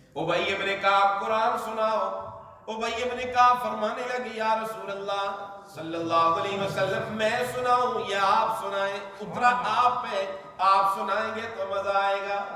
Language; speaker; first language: Urdu; non-native, local second language; Northern Hindko